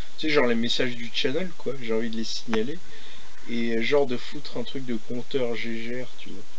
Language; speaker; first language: French; native; French